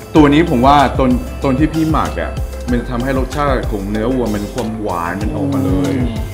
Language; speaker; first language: Thai; non-native, fluent; Chinese